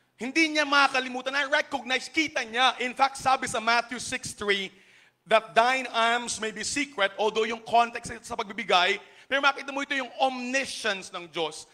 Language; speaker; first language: Filipino; native; Filipino